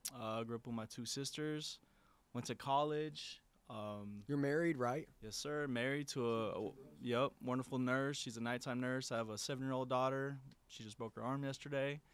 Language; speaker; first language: English; native; English